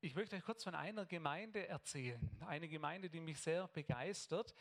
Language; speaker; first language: German; native; German